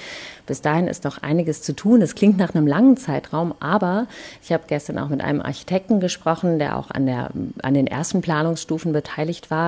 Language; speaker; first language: German; native; German